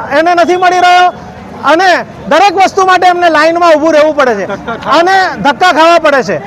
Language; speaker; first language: Gujarati; native; Gujarati